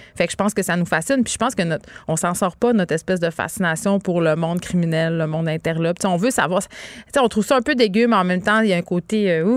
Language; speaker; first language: French; native; French